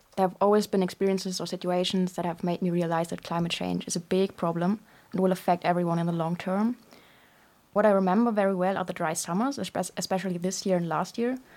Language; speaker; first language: English; non-native, fluent; German